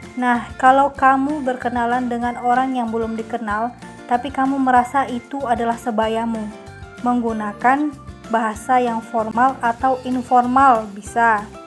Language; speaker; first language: Indonesian; native; Indonesian